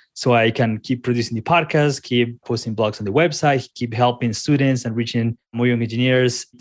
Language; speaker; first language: English; non-native, fluent; Spanish